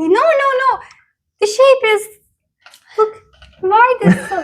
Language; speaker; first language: English; non-native, learner; Turkish